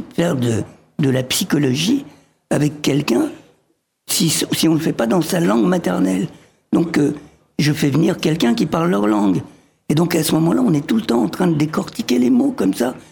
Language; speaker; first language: French; early bilingual, other home language; Arabic